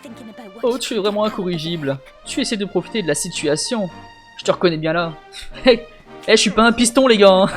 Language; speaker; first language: French; native; French